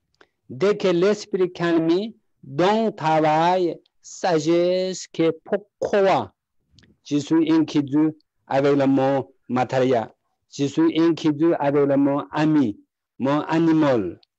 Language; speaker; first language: French; non-native, learner; Tibetan